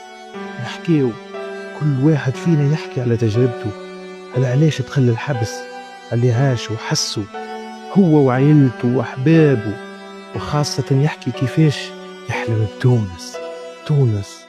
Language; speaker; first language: Arabic; native; Arabic